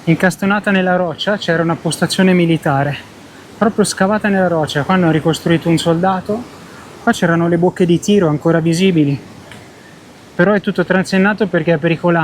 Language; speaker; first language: Italian; native; Italian